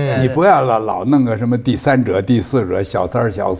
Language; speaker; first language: Chinese; native; Chinese